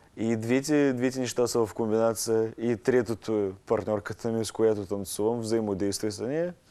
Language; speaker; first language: Bulgarian; non-native, fluent; Russian